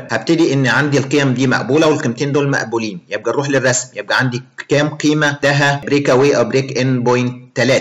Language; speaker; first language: Arabic; native; Arabic